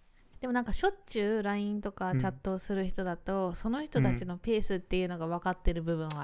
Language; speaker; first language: Japanese; native; Japanese